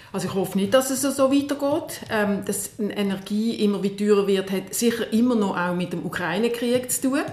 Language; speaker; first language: German; native; German